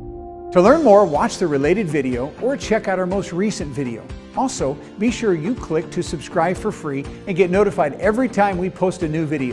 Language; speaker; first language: English; native; English